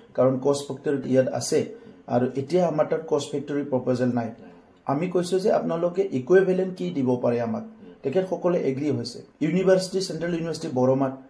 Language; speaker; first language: Assamese; non-native, local second language; Bodo